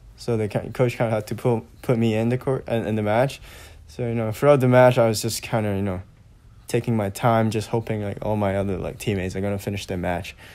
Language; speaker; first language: English; non-native, local second language; Cantonese